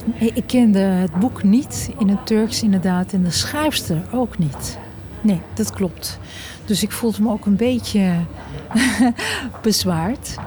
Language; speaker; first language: Dutch; early bilingual, other home language; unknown